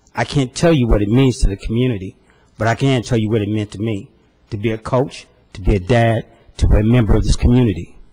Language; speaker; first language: English; native; English